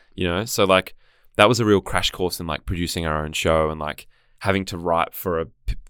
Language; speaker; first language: English; native; English